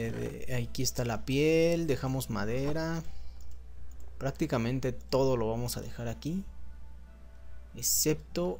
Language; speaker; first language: Spanish; native; Spanish